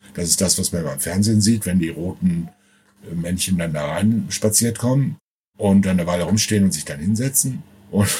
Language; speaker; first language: German; native; German